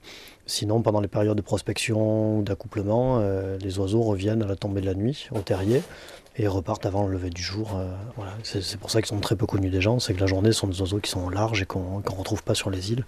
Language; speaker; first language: French; native; French